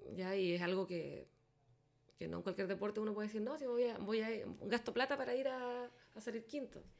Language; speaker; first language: Spanish; native; Spanish